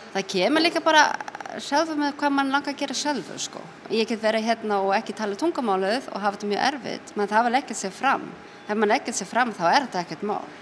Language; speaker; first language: Icelandic; non-native, fluent; German